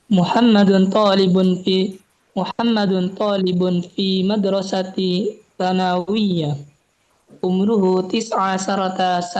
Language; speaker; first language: Arabic; non-native, learner; Indonesian